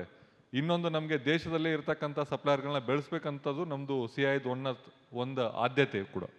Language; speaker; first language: Kannada; native; Kannada